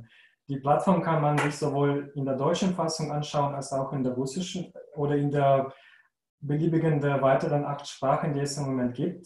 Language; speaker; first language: German; non-native, fluent; Russian